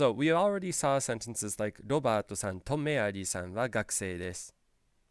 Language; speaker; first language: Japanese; non-native, fluent; English